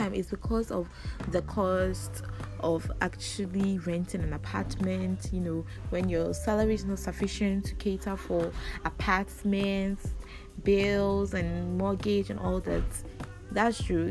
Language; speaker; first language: English; non-native, local second language; Akan